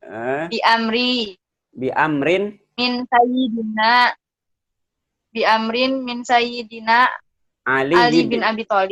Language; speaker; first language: Arabic; non-native, fluent; Indonesian